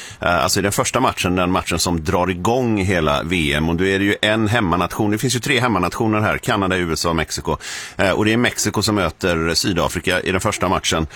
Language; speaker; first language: Swedish; native; Swedish